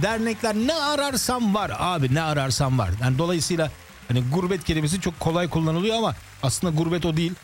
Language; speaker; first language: Turkish; early bilingual, heritage; Turkish